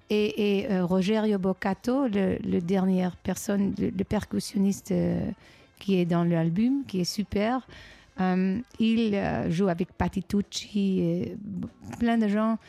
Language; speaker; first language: French; non-native, fluent; Dutch